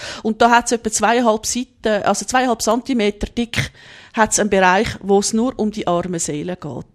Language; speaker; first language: German; native; German